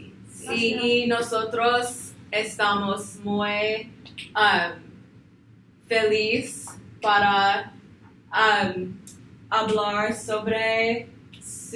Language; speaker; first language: Spanish; non-native, learner; English